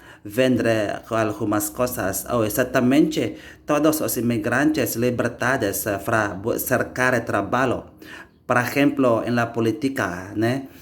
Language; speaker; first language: Portuguese; non-native, learner; Indonesian